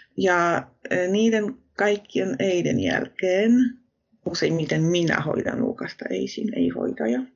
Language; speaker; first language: Finnish; non-native, fluent; Polish